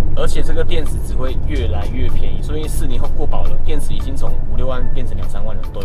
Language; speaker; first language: Chinese; native; Chinese